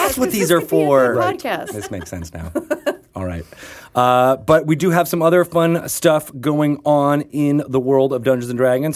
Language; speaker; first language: English; native; English